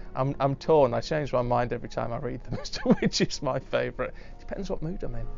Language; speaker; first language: English; native; English